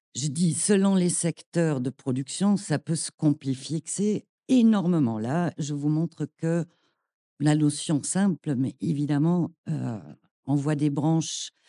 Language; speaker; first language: French; non-native, fluent; German